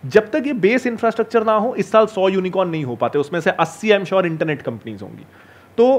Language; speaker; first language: Hindi; native; Hindi